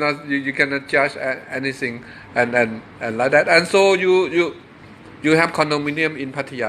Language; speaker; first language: English; non-native, learner; Thai